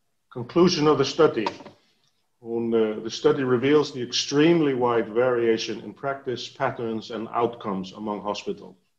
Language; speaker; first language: English; non-native, fluent; Icelandic